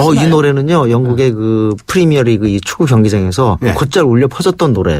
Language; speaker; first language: Korean; native; Korean